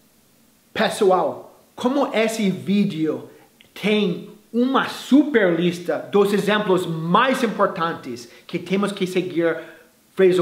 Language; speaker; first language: Portuguese; non-native, fluent; English